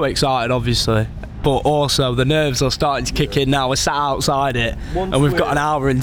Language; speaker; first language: English; native; English